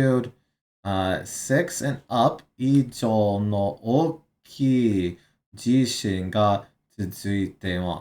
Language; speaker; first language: Japanese; non-native, learner; English